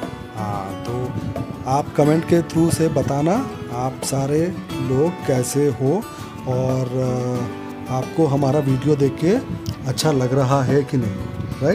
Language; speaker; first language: Hindi; native; Hindi